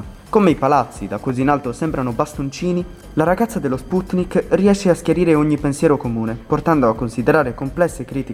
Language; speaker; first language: Italian; native; Italian